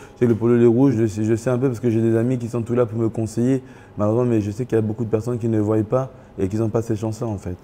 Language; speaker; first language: French; early bilingual, other home language; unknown